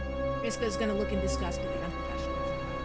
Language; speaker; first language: English; native; English